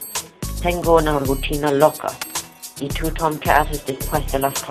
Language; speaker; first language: Spanish; non-native, learner; English